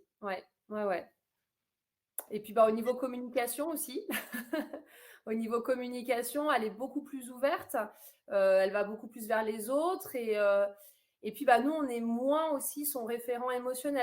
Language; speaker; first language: French; native; French